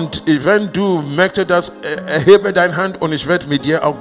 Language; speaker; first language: German; non-native, learner; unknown